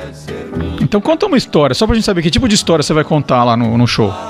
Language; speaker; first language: Portuguese; native; Portuguese